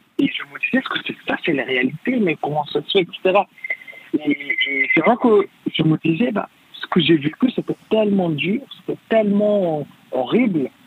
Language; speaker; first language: French; non-native, fluent; Arabic